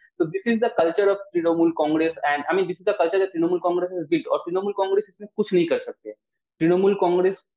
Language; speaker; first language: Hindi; non-native, local second language; Bangla